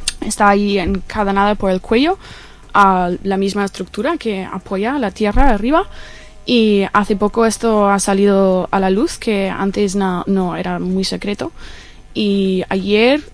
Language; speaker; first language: Spanish; non-native, fluent; English